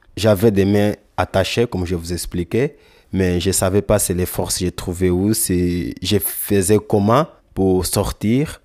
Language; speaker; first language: French; non-native, learner; Lingala